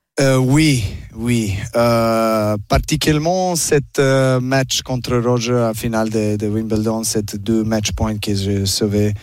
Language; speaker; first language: French; non-native, learner; Serbian